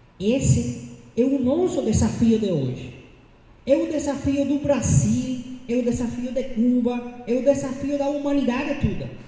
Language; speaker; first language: Portuguese; non-native, fluent; Spanish